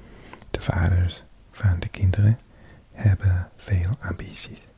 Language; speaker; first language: Dutch; non-native, learner; English